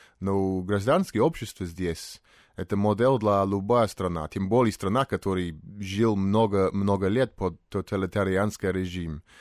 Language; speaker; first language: Russian; non-native, fluent; English